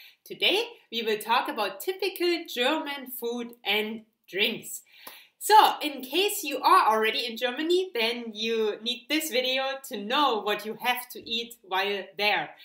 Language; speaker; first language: English; non-native, fluent; German